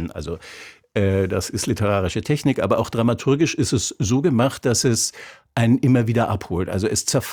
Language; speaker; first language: German; native; German